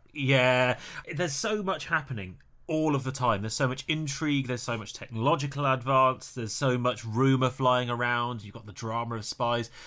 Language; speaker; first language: English; native; English